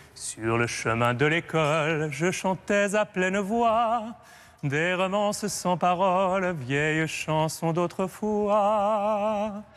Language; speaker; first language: French; native; French